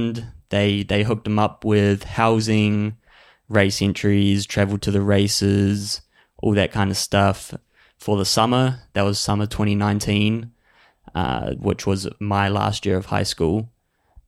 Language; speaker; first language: English; native; English